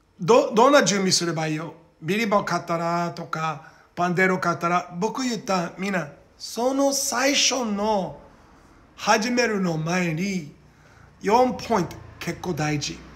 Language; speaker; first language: Japanese; non-native, learner; Portuguese